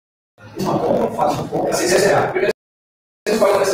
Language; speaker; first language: Portuguese; native; Portuguese